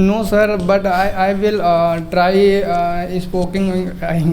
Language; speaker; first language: English; non-native, learner; Hindi